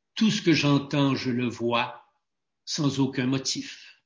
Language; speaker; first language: French; native; French